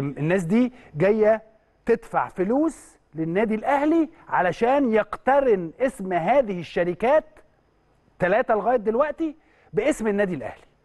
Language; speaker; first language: Arabic; native; Arabic